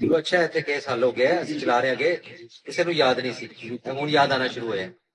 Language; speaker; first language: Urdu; non-native, local second language; Punjabi